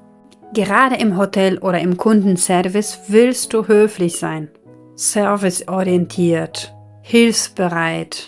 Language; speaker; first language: German; non-native, fluent; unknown